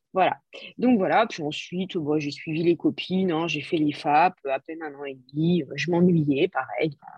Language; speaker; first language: French; native; French